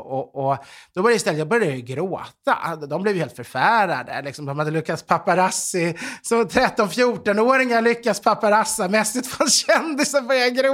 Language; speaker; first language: Swedish; native; Swedish